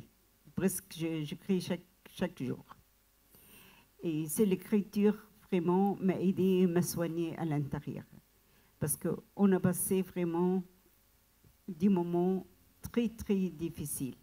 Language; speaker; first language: French; non-native, learner; Arabic